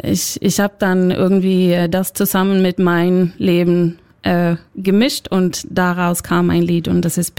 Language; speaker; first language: German; non-native, fluent; Swedish